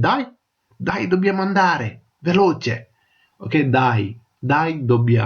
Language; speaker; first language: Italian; non-native, fluent; Tamil